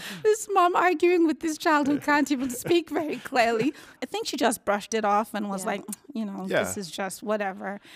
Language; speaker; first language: English; non-native, local second language; Yoruba